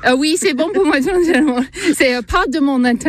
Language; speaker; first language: French; non-native, learner; English